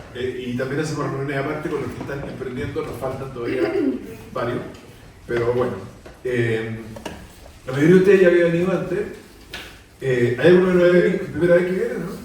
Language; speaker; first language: Spanish; native; Spanish